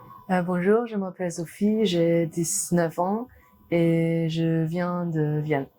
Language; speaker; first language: French; non-native, learner; German